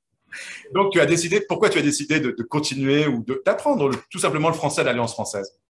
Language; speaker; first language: French; native; French